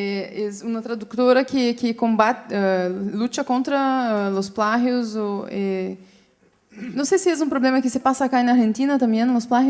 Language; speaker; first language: Spanish; non-native, fluent; Portuguese